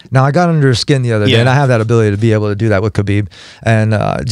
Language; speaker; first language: English; native; English